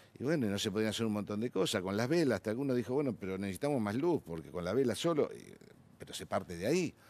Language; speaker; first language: Spanish; native; Spanish